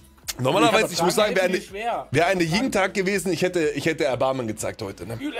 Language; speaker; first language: German; native; German